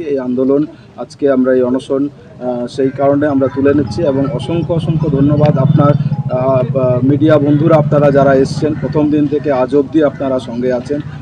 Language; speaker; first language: Bangla; non-native, local second language; Santali